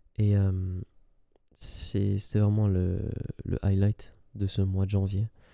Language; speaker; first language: French; early bilingual, other home language; Arabic